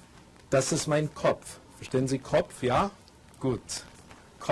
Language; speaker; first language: German; non-native, learner; English